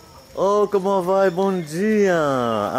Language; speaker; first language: Portuguese; non-native, fluent; French